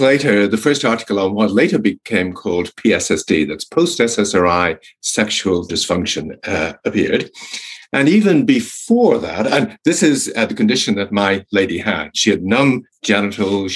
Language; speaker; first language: English; native; English